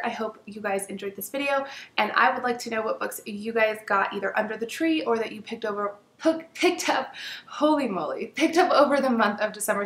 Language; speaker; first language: English; native; English